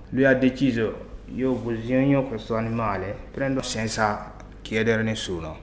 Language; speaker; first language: Italian; non-native, learner; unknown